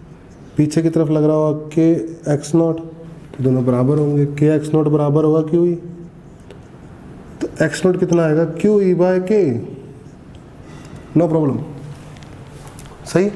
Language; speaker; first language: Hindi; native; Hindi